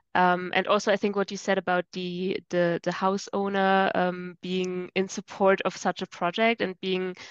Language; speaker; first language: English; non-native, fluent; German